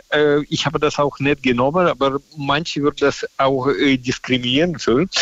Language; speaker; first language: German; non-native, fluent; Russian